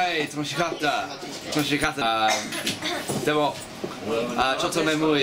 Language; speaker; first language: Japanese; non-native, learner; English